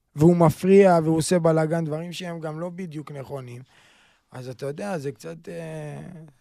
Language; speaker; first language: Hebrew; native; Hebrew